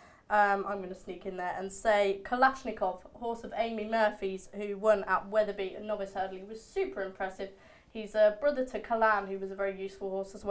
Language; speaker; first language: English; native; English